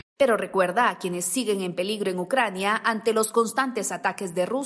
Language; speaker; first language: Spanish; native; Spanish